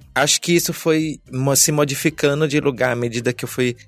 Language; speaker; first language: Portuguese; native; Portuguese